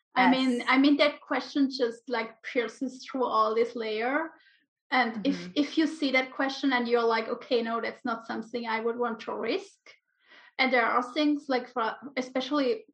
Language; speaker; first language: English; non-native, fluent; German